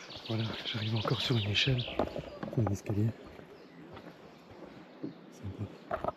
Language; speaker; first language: French; native; French